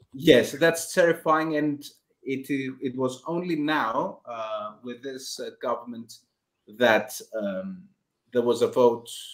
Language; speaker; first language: English; non-native, fluent; Greek